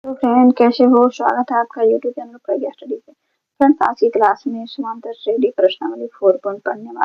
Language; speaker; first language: Hindi; native; Hindi